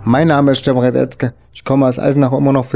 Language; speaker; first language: German; native; German